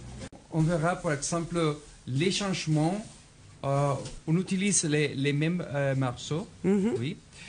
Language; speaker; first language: French; non-native, fluent; Spanish